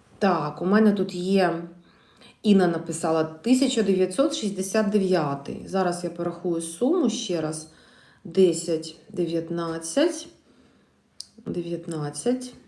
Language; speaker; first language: Ukrainian; non-native, local second language; Russian